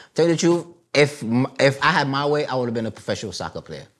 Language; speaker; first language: English; early bilingual, other home language; Haitian Creole